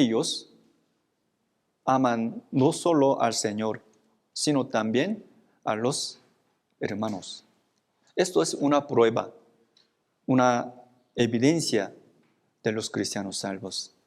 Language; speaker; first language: Spanish; non-native, fluent; Korean